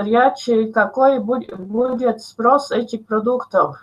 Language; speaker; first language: Russian; non-native, local second language; Latvian